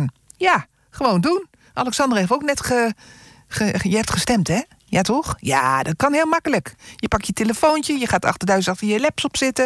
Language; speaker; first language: Dutch; native; Dutch